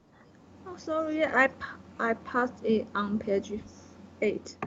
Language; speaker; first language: English; non-native, learner; Chinese